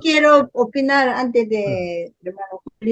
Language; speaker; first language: Spanish; non-native, learner; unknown